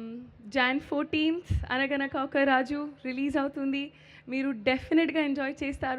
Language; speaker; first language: Telugu; non-native, learner; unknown